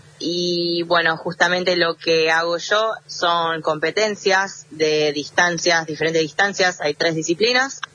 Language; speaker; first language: Spanish; early bilingual, other home language; English